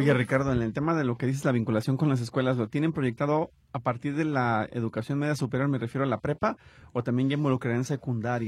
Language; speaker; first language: Spanish; native; Spanish